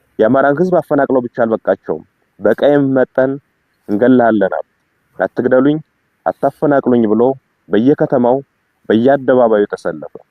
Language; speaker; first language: Amharic; native; Amharic